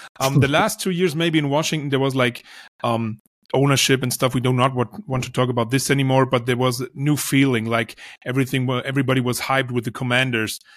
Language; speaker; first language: English; non-native, fluent; German